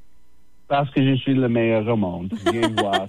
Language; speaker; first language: French; non-native, fluent; English